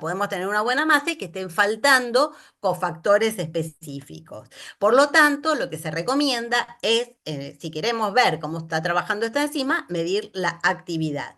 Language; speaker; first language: Spanish; native; Spanish